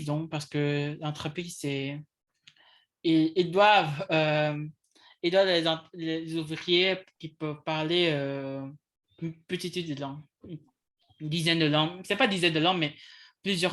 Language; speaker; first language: French; non-native, learner; English